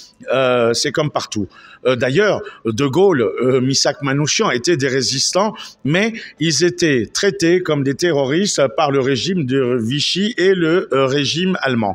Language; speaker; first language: French; native; French